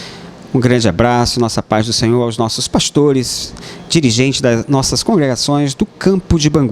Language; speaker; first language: Portuguese; native; Portuguese